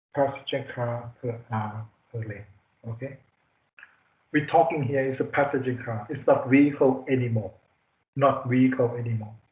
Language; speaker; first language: English; non-native, fluent; Thai